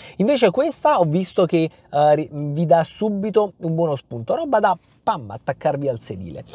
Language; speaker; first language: Italian; native; Italian